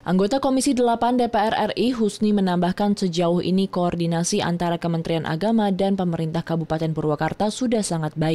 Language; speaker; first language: Indonesian; native; Indonesian